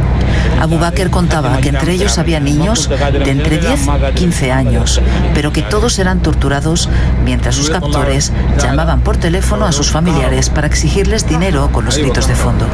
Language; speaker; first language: Spanish; native; Spanish